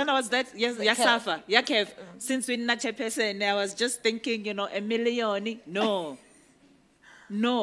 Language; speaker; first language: English; non-native, local second language; Northern Sotho